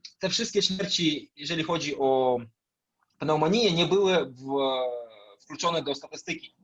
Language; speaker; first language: Polish; non-native, fluent; Russian